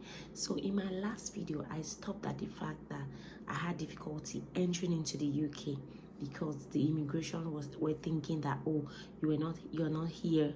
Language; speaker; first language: English; non-native, local second language; Yoruba